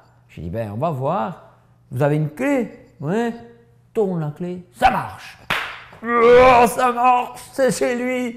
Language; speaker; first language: French; native; French